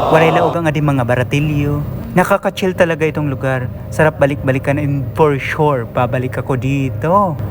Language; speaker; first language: Filipino; non-native, local second language; Waray